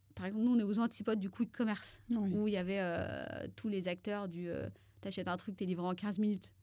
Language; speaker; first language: French; native; French